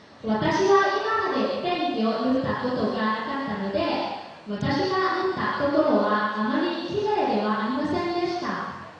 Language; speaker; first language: Japanese; non-native, learner; Lao